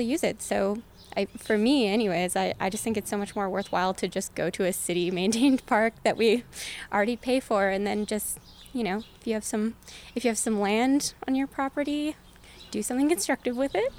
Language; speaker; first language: English; native; English